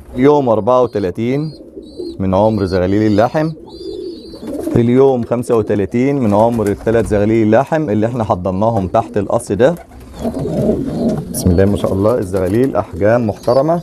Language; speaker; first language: Arabic; native; Arabic